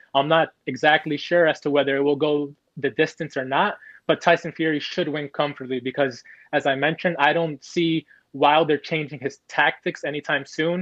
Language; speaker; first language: English; early bilingual, other home language; Spanish